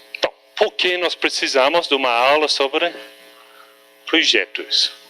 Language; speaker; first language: Portuguese; non-native, fluent; English